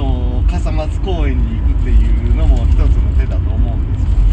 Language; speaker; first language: Japanese; native; Japanese